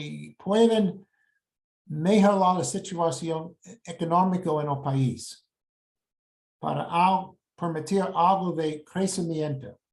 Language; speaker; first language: Spanish; non-native, fluent; English